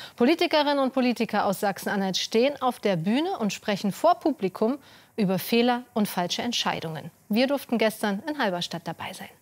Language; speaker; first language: German; native; German